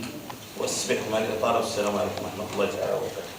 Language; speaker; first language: Arabic; native; Arabic